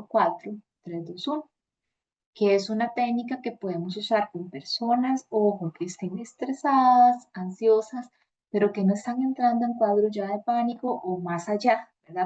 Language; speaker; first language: Spanish; native; Spanish